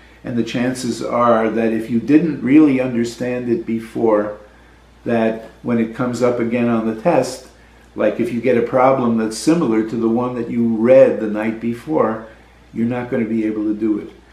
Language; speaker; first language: English; native; English